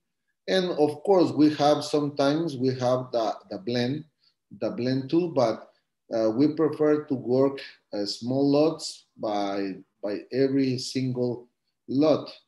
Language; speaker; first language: English; non-native, learner; Spanish